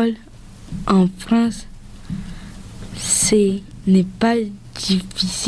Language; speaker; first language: French; early bilingual, other home language; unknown